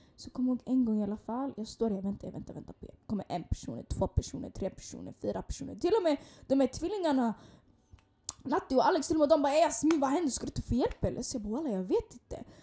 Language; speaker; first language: Swedish; early bilingual, other home language; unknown